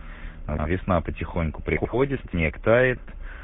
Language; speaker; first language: Russian; native; Russian